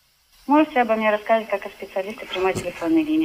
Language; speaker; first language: Russian; native; Russian